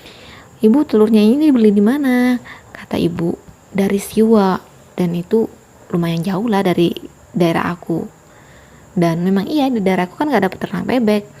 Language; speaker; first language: Indonesian; native; Indonesian